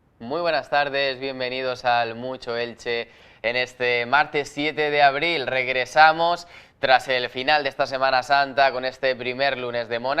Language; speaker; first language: Spanish; native; Spanish